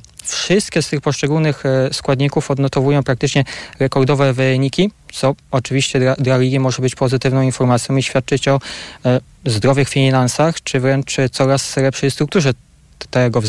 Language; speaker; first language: Polish; native; Polish